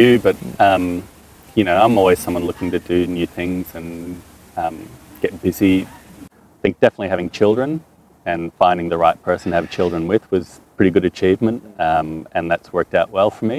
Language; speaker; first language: English; non-native, fluent; French